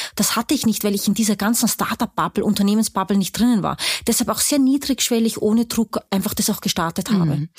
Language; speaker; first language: German; native; German